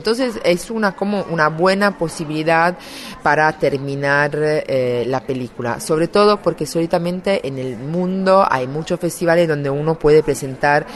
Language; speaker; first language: Spanish; non-native, fluent; Italian